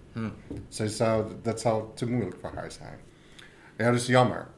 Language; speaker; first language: Dutch; non-native, fluent; English